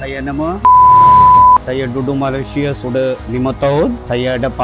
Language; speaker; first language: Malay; non-native, learner; Bangla